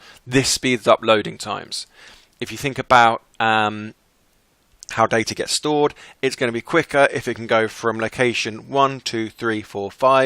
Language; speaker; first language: English; native; English